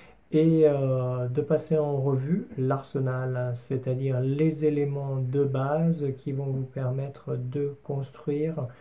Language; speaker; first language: French; native; French